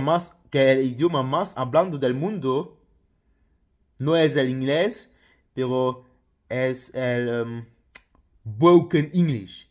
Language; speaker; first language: Spanish; non-native, fluent; Luxembourgish